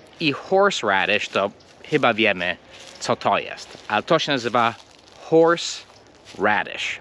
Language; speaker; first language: Polish; non-native, fluent; English